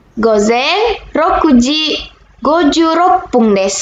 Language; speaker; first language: Japanese; non-native, learner; Indonesian